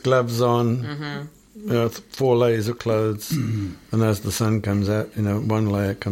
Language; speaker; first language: English; native; English